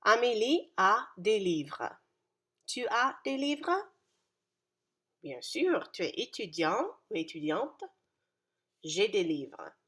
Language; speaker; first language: French; non-native, fluent; English